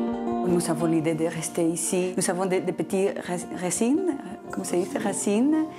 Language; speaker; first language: French; non-native, fluent; Spanish